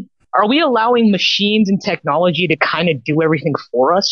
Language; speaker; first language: English; native; English